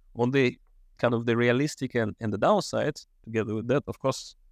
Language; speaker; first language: English; non-native, fluent; Russian